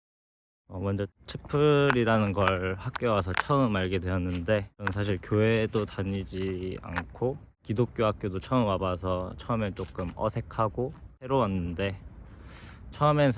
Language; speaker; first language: Korean; native; Korean